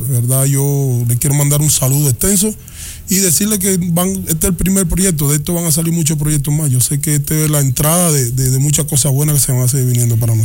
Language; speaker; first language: Spanish; native; Spanish